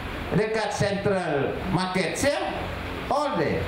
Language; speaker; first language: English; non-native, local second language; Malay